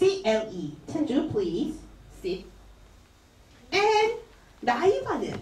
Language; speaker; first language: English; non-native, fluent; Korean